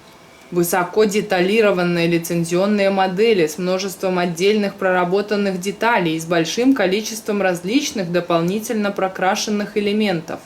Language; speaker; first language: Russian; native; Russian